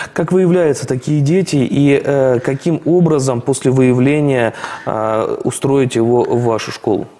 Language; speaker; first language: Russian; native; Russian